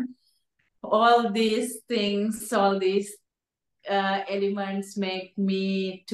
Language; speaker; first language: English; non-native, local second language; Sinhala